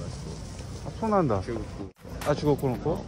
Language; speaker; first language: Japanese; non-native, fluent; Korean